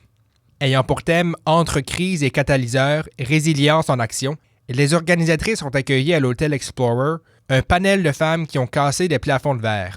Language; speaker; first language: French; native; French